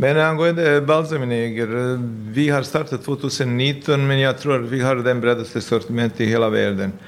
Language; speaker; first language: Swedish; non-native, fluent; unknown